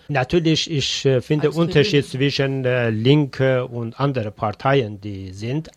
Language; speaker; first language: German; non-native, fluent; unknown